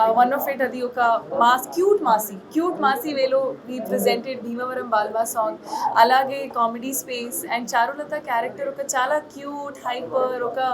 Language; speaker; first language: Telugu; non-native, fluent; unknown